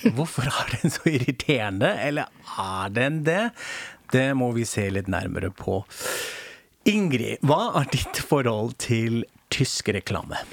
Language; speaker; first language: Norwegian; non-native, fluent; German